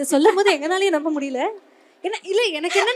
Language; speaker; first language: Tamil; native; Tamil